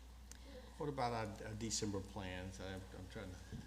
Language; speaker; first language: English; native; English